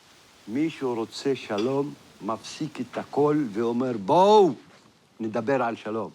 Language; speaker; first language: Hebrew; non-native, local second language; Arabic